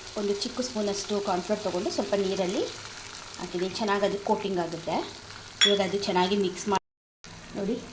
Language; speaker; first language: Kannada; native; Kannada